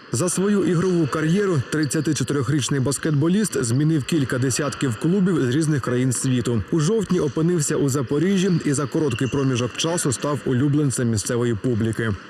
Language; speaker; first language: Ukrainian; native; Ukrainian